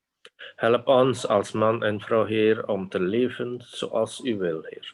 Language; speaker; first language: Dutch; non-native, fluent; Indonesian